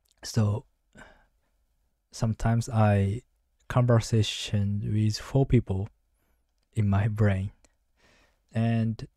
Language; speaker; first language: English; non-native, learner; Japanese